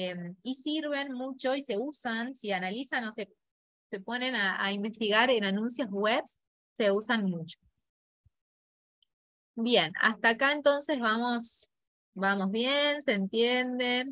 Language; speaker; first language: Spanish; native; Spanish